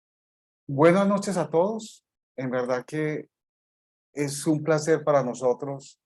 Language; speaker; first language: Spanish; native; Spanish